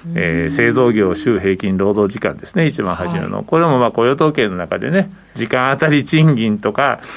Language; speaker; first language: Japanese; native; Japanese